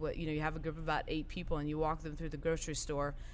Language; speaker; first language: English; native; English